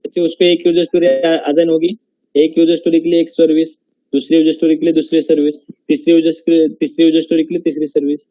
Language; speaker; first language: Hindi; non-native, local second language; Marathi